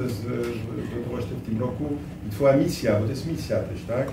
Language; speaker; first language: Polish; non-native, fluent; French